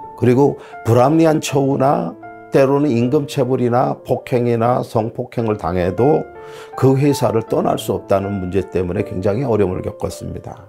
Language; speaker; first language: Korean; native; Korean